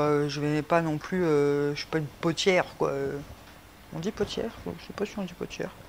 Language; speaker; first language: French; native; French